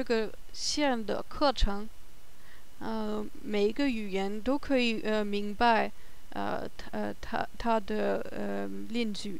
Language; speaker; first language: Chinese; non-native, learner; German